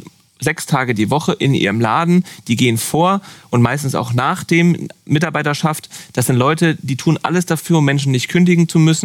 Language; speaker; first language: German; native; German